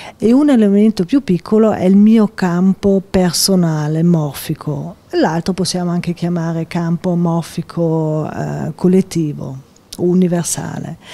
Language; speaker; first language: Italian; non-native, local second language; German